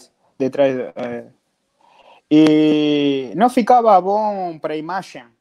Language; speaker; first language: Portuguese; non-native, fluent; Spanish